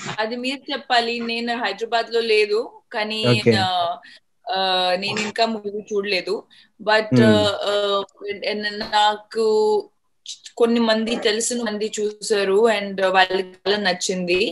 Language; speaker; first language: Telugu; non-native, fluent; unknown